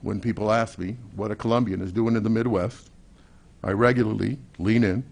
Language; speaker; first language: English; native; English